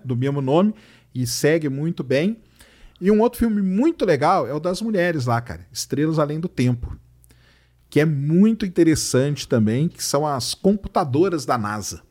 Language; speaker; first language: Portuguese; native; Portuguese